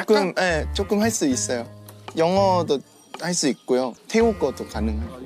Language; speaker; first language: Korean; non-native, fluent; Thai